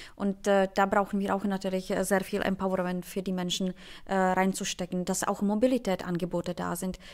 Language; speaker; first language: German; non-native, fluent; Czech